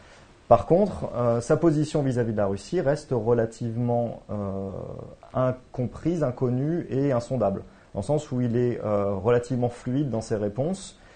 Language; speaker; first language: French; native; French